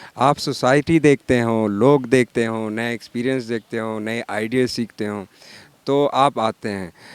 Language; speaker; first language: Hindi; non-native, fluent; Pashto